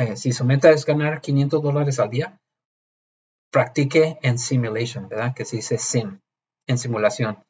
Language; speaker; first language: Spanish; early bilingual, heritage; Spanish